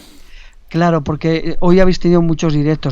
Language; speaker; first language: Spanish; native; Spanish